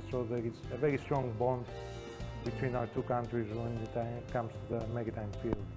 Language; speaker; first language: English; non-native, fluent; Greek